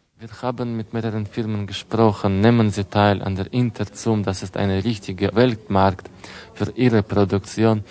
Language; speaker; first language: German; non-native, fluent; Russian